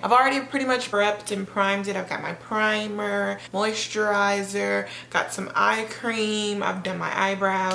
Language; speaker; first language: English; native; English